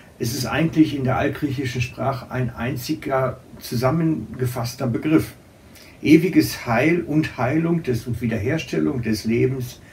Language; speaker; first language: German; native; German